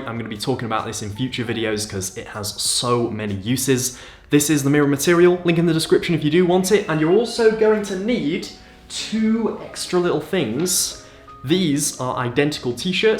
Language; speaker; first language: English; native; English